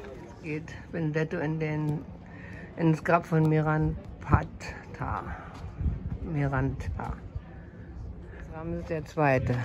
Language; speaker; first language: German; native; German